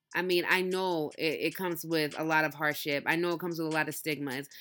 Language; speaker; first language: English; early bilingual, other home language; Yoruba